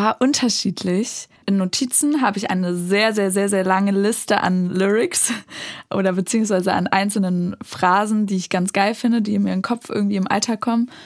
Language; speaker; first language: German; native; German